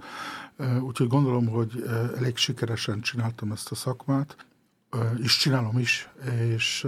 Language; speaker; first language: Hungarian; early bilingual, heritage; Hungarian